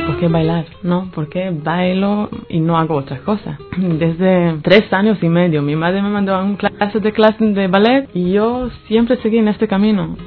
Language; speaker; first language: Spanish; non-native, fluent; Hebrew